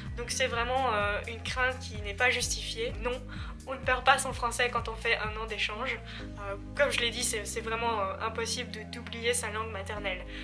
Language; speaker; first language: French; native; French